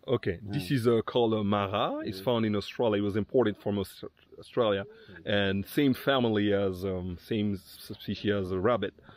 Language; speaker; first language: English; non-native, fluent; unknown